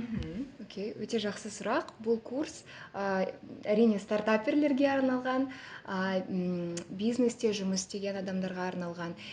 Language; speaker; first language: Kazakh; non-native, local second language; Russian